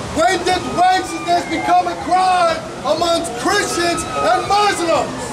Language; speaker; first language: English; native; English